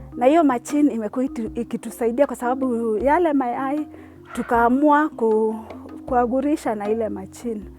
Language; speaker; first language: Swahili; non-native, local second language; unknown